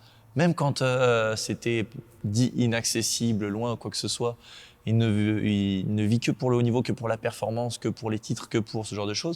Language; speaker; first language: French; native; French